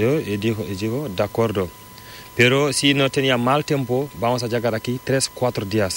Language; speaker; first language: Spanish; non-native, learner; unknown